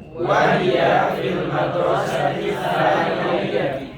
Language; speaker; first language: Arabic; non-native, learner; Indonesian